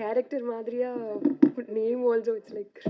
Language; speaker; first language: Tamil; non-native, learner; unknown